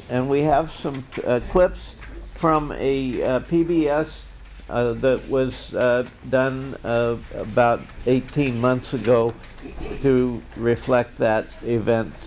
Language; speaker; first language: English; native; English